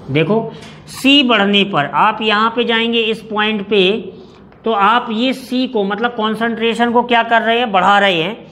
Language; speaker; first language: Hindi; native; Hindi